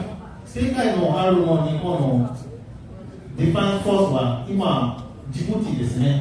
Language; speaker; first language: Japanese; non-native, learner; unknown